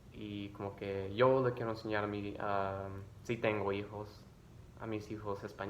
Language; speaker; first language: Spanish; early bilingual, other home language; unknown